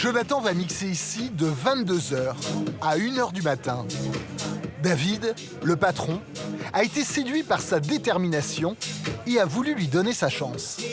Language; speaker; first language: French; native; French